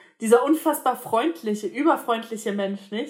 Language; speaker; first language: German; native; German